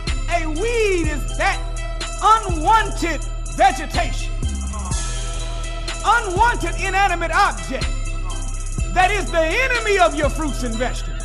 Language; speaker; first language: English; native; English